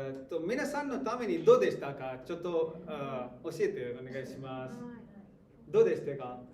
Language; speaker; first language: Japanese; non-native, learner; Hindi